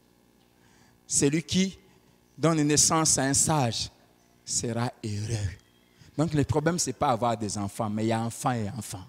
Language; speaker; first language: French; non-native, local second language; Lingala